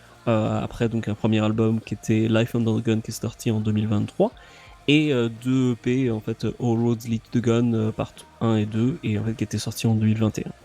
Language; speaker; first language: French; native; French